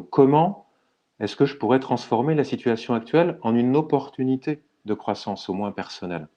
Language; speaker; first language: French; native; French